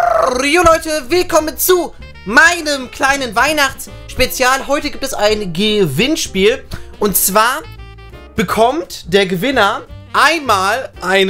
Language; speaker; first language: German; native; German